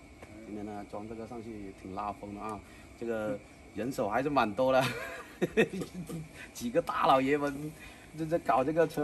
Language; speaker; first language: Chinese; native; Chinese